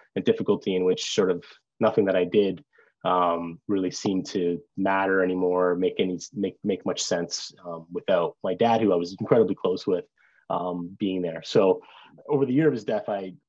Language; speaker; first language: English; native; English